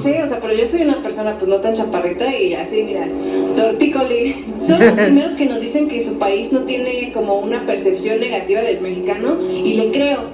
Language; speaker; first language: Spanish; native; Spanish